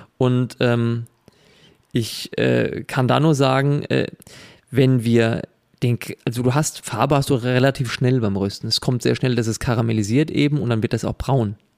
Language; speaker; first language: German; native; German